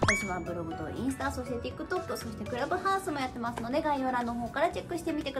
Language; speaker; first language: Japanese; native; Japanese